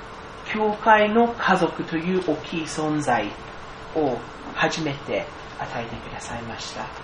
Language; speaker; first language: Japanese; non-native, fluent; English